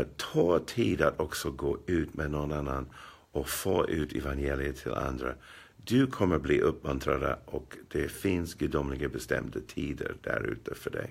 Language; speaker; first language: Swedish; non-native, fluent; English